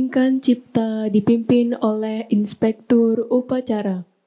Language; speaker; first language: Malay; non-native, local second language; Balinese